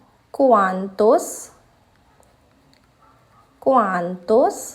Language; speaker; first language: Spanish; non-native, fluent; Hindi